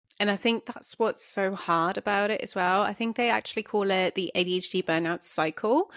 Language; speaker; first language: English; non-native, fluent; German